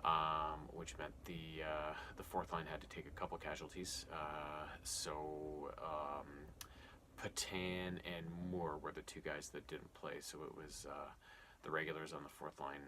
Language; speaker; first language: English; native; English